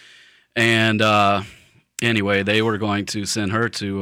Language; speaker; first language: English; native; English